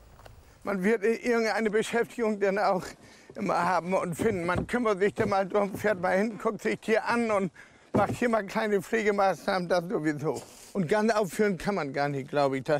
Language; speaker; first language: German; native; German